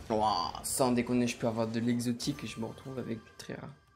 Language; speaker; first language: French; native; French